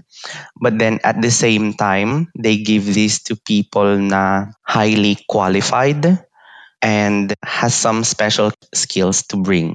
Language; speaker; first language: English; non-native, local second language; Iloko